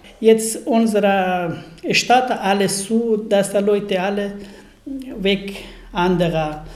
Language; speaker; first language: German; non-native, learner; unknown